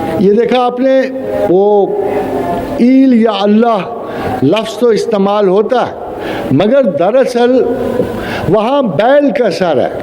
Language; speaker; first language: Urdu; non-native, local second language; Punjabi